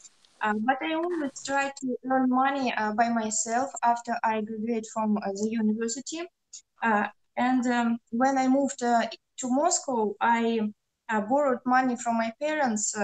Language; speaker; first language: English; non-native, learner; Russian